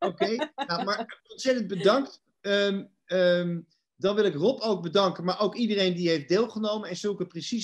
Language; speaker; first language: Dutch; native; Dutch